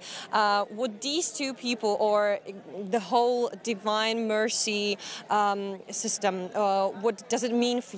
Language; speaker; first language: English; non-native, fluent; Czech